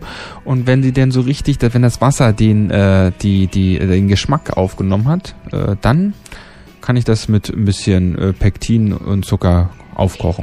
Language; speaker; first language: German; native; German